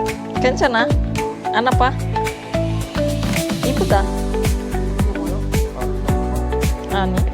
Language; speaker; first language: Korean; non-native, learner; Filipino